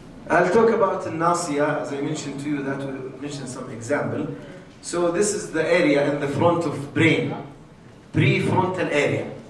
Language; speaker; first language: English; non-native, fluent; Arabic